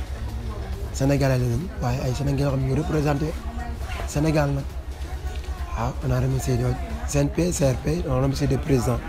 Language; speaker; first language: French; non-native, local second language; Wolof